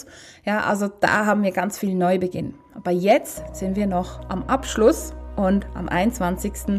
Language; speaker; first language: German; native; German